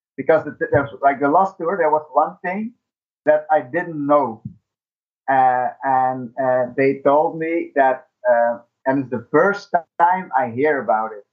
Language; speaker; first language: English; non-native, fluent; Dutch